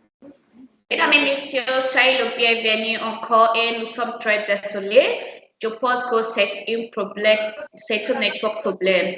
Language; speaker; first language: French; non-native, learner; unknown